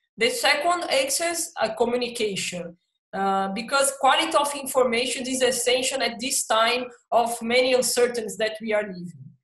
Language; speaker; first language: English; non-native, fluent; Portuguese